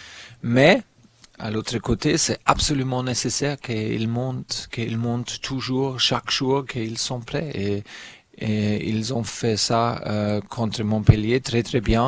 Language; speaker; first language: French; non-native, learner; German